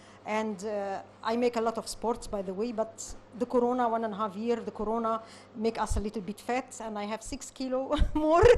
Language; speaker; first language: English; non-native, learner; Arabic